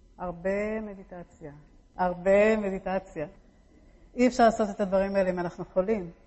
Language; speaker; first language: Hebrew; early bilingual, other home language; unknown